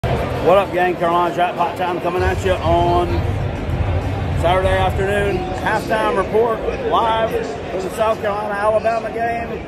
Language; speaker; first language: English; native; English